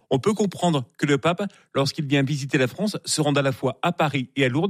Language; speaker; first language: French; native; French